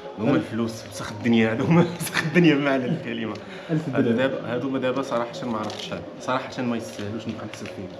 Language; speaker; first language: Arabic; native; Arabic